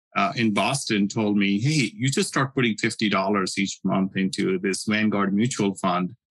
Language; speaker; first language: English; non-native, local second language; Hindi